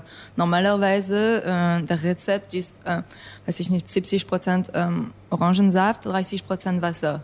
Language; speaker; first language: German; non-native, fluent; English